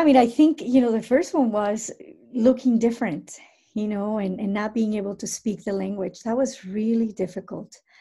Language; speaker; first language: English; non-native, fluent; Spanish